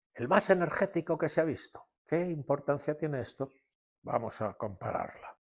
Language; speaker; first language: Spanish; native; Spanish